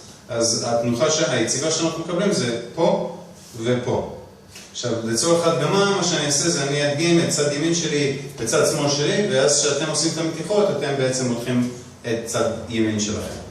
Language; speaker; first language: Hebrew; native; Hebrew